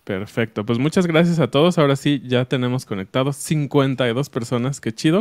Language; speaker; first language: Spanish; native; Spanish